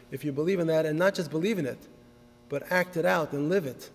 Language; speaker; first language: English; native; English